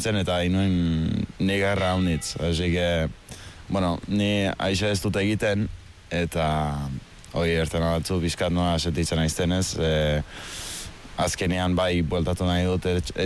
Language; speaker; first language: Basque; early bilingual, heritage; Basque